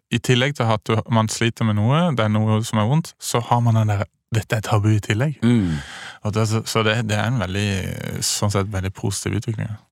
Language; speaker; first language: Norwegian; native; Norwegian